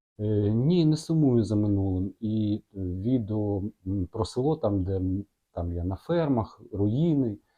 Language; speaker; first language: Ukrainian; non-native, local second language; Russian